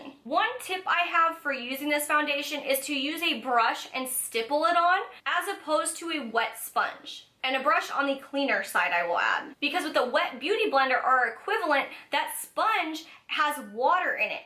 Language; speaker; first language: English; native; English